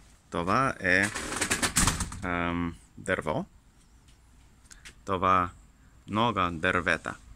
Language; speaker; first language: Bulgarian; non-native, learner; Russian